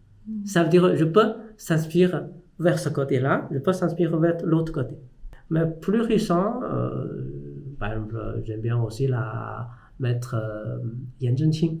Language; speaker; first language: French; non-native, fluent; Chinese